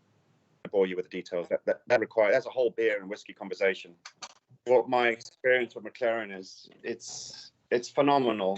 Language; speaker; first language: English; native; English